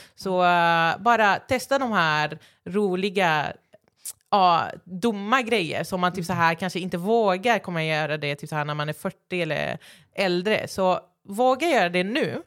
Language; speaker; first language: Swedish; early bilingual, other home language; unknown